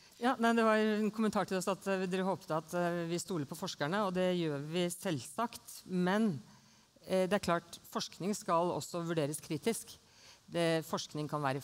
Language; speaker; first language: Norwegian; native; Norwegian